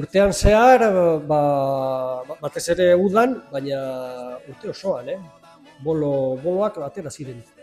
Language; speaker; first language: Basque; non-native, local second language; Spanish